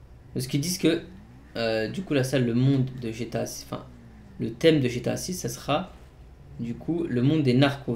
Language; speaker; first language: French; native; French